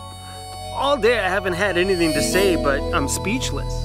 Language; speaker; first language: English; native; English